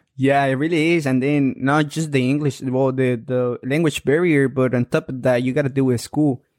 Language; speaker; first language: English; non-native, fluent; Spanish